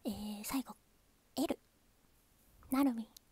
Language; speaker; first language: Japanese; native; Japanese